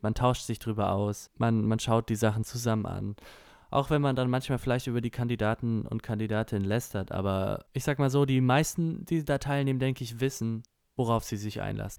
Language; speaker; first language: German; native; German